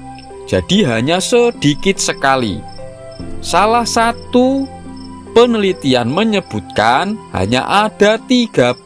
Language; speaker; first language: Indonesian; non-native, local second language; Javanese